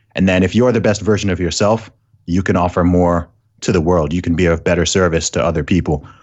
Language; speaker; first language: English; early bilingual, other home language; Arabic